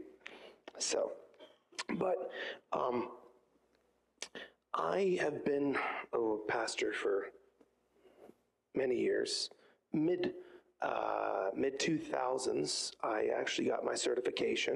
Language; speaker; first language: English; native; English